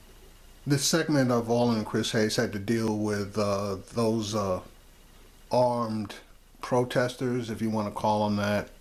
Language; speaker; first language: English; native; English